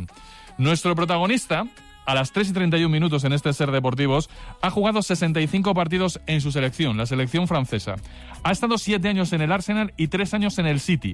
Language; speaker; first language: Spanish; native; Spanish